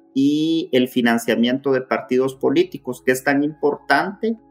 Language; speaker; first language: Spanish; native; Spanish